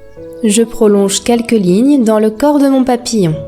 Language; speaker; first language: French; native; French